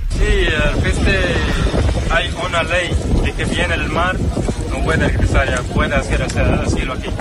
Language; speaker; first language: Spanish; non-native, learner; Arabic